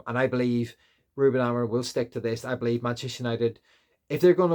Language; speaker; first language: English; native; English